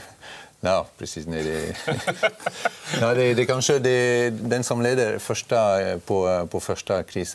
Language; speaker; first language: Swedish; non-native, fluent; French